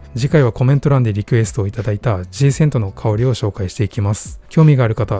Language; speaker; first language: Japanese; native; Japanese